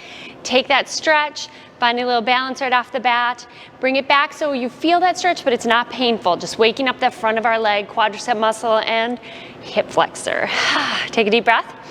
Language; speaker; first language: English; native; English